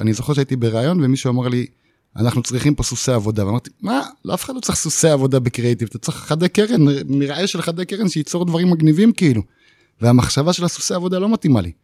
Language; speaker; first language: Hebrew; native; Hebrew